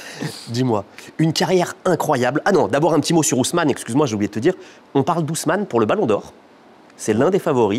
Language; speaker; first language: French; native; French